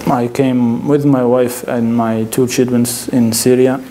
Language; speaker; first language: English; non-native, learner; French